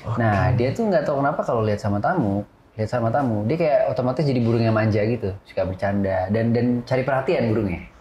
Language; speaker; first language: Indonesian; native; Indonesian